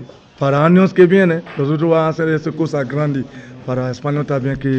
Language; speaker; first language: Spanish; non-native, learner; Bini